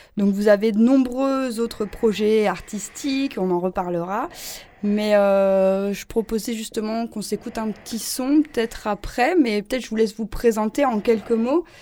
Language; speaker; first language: French; native; French